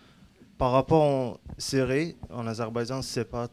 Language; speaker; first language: French; non-native, learner; Azerbaijani